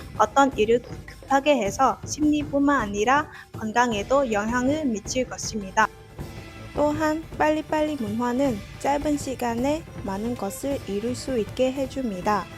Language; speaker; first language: Korean; non-native, learner; Vietnamese